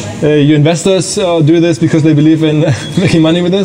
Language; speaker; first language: English; non-native, fluent; German